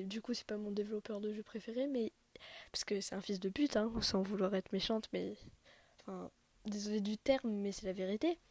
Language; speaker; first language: French; native; French